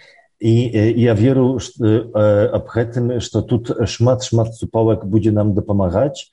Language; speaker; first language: Belarusian; early bilingual, heritage; Belarusian